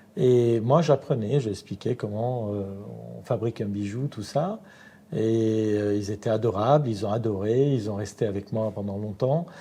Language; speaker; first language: French; non-native, fluent; Armenian